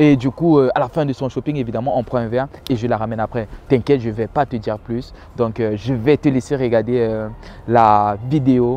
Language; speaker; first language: French; native; French